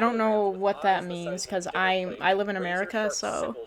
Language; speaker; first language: English; native; English